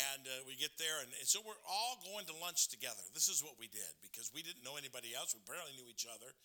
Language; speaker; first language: English; native; English